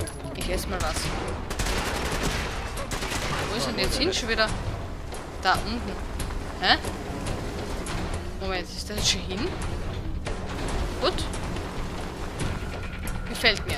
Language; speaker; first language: German; native; German